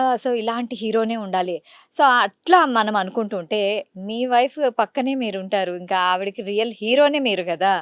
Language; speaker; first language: Telugu; native; Telugu